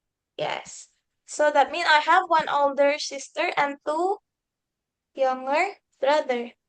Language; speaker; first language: English; non-native, fluent; Indonesian